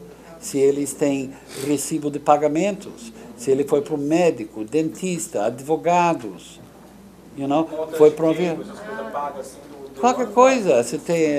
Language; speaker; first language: Portuguese; non-native, fluent; English